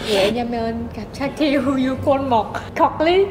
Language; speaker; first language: Korean; non-native, learner; Vietnamese